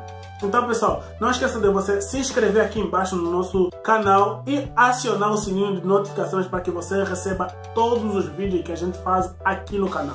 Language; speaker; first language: Portuguese; native; Portuguese